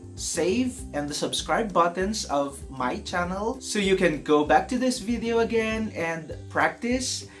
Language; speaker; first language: English; non-native, local second language; Iloko